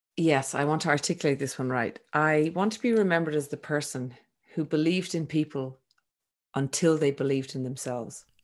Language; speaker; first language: English; native; English